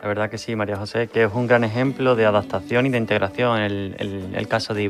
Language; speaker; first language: Spanish; native; Spanish